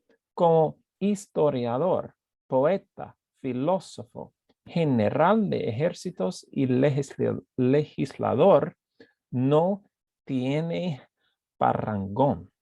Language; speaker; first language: Spanish; non-native, fluent; English